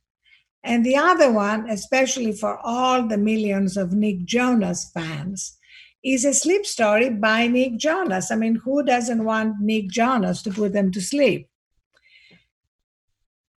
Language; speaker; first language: English; non-native, fluent; Greek